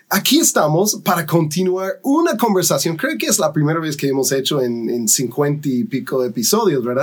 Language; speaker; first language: Spanish; non-native, fluent; English